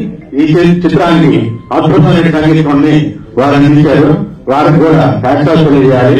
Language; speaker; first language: Telugu; native; Telugu